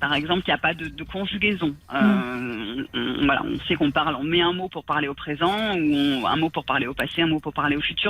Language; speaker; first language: French; native; French